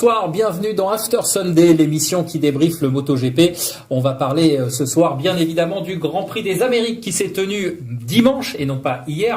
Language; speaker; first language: French; native; French